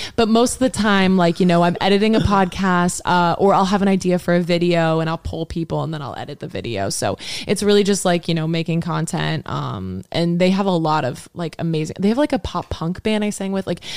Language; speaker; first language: English; native; English